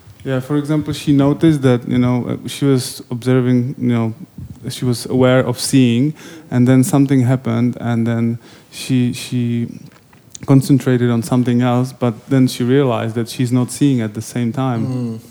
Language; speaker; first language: English; non-native, fluent; Czech